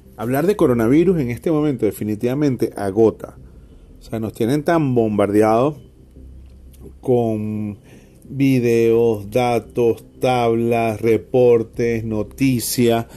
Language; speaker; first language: Spanish; native; Spanish